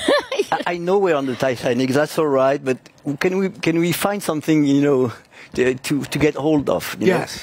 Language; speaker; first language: English; non-native, fluent; French